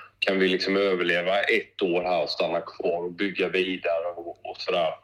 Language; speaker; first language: Swedish; native; Swedish